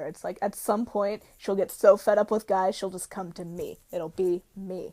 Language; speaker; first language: English; native; English